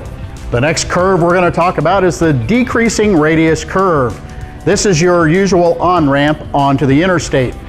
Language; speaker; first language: English; native; English